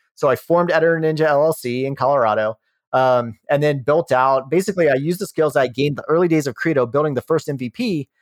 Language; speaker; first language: English; native; English